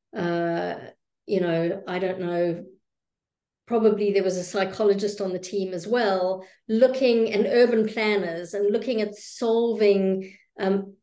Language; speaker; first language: English; native; English